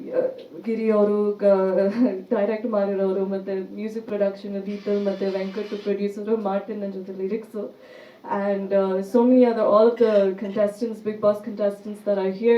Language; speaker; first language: Kannada; early bilingual, heritage; Kannada